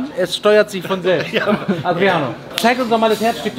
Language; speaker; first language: German; native; German